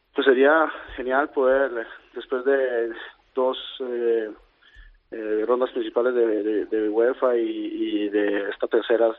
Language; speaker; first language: Spanish; native; Spanish